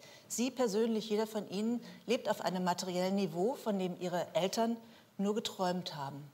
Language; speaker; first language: German; native; German